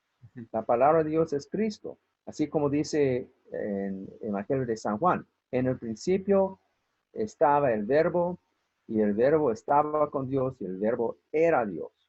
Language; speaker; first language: Spanish; non-native, fluent; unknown